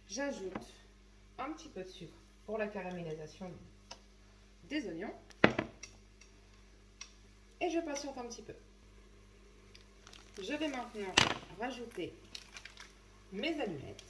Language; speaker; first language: French; native; French